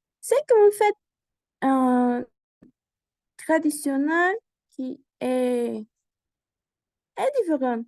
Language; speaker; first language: French; non-native, learner; Spanish